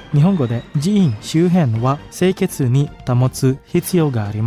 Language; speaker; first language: Japanese; non-native, fluent; Indonesian